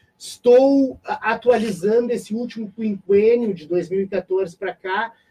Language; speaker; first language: Portuguese; native; Portuguese